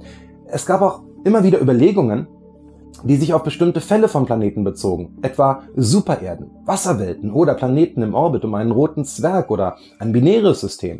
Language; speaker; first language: German; native; German